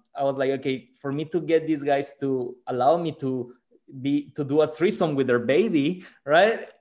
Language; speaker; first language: English; non-native, fluent; Spanish